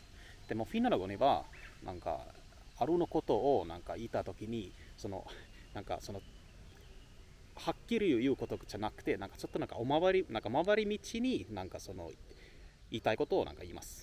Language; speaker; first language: Japanese; non-native, learner; Finnish